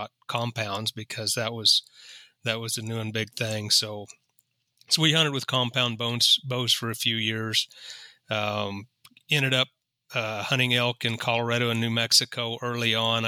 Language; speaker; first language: English; native; English